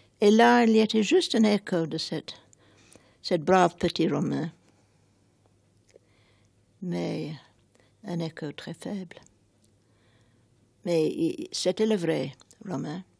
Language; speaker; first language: French; non-native, fluent; English